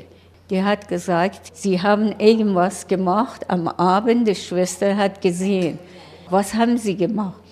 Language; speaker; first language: German; non-native, learner; Persian